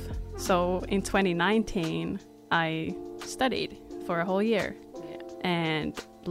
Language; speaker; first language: English; non-native, fluent; Swedish